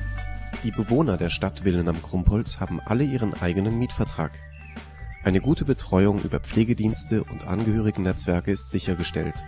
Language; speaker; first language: German; native; German